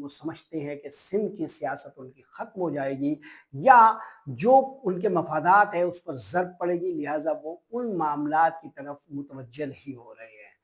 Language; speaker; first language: Urdu; native; Urdu